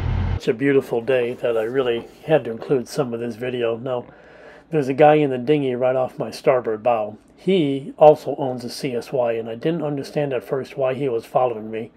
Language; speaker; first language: English; native; English